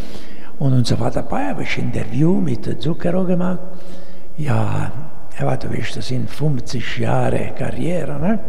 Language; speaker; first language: German; non-native, fluent; Italian